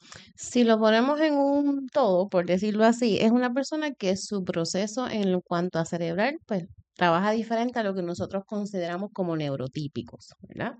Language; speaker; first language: Spanish; native; Spanish